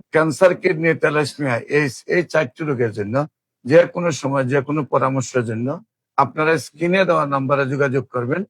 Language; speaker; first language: Bangla; native; Bangla